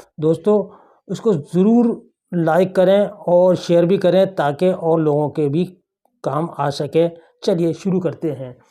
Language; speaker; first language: Hindi; native; Hindi